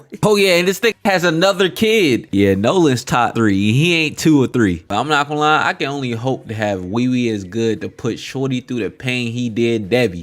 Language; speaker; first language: English; native; English